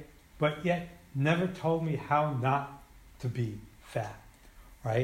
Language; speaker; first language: English; native; English